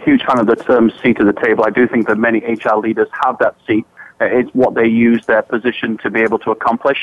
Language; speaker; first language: English; native; English